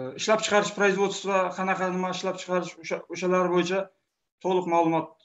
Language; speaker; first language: Uzbek; non-native, local second language; Kara-Kalpak